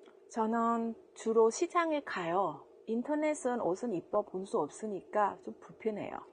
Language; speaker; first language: Korean; non-native, fluent; Vietnamese